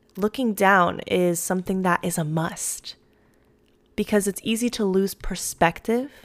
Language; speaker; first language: English; early bilingual, other home language; Spanish